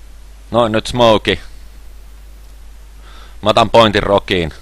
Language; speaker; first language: Finnish; native; Finnish